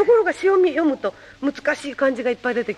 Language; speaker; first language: Japanese; native; Japanese